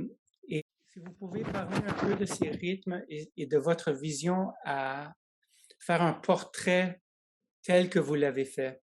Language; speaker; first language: French; non-native, fluent; English